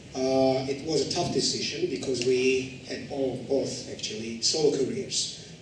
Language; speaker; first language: English; non-native, fluent; Georgian